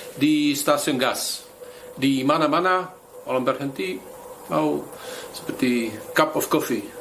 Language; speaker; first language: Indonesian; non-native, fluent; Slovak